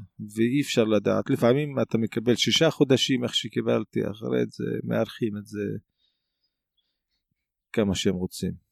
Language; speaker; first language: Hebrew; non-native, local second language; Arabic